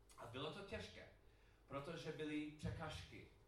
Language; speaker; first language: Czech; non-native, learner; English